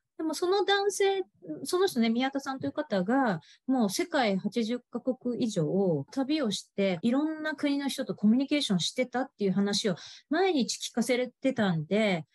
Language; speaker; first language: Japanese; native; Japanese